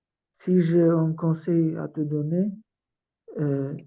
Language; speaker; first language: French; non-native, learner; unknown